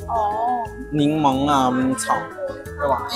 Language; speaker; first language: Chinese; early bilingual, heritage; Vietnamese